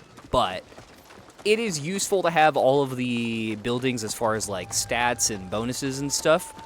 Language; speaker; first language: English; native; English